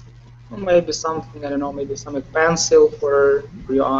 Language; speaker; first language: English; non-native, learner; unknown